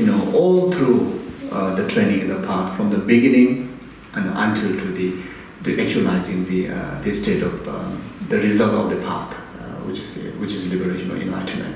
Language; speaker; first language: English; non-native, fluent; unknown